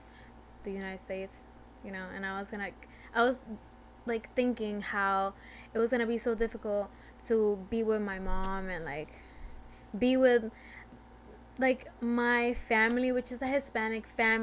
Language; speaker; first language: English; non-native, fluent; Spanish